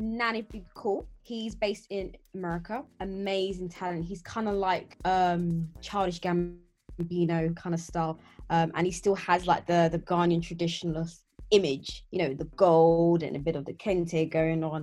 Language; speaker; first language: English; native; English